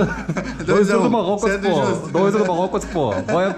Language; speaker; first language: Portuguese; non-native, learner; Arabic